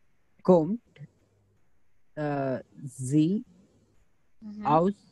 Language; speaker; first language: German; non-native, learner; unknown